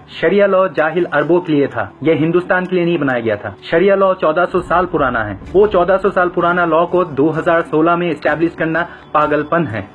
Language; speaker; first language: Hindi; non-native, fluent; Bangla